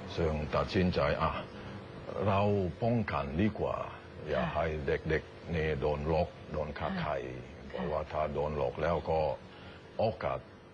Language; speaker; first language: Thai; non-native, learner; Indonesian